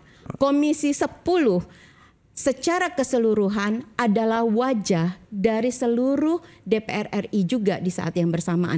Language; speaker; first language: Indonesian; native; Indonesian